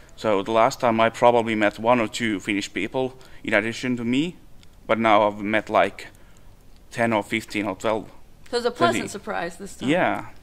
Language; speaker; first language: English; non-native, fluent; Finnish